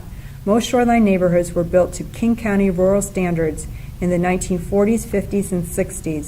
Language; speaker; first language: English; native; English